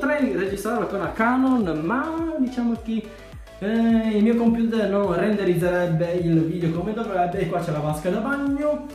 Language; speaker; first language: Italian; early bilingual, other home language; Chinese